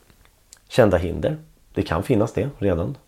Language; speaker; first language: Swedish; native; Swedish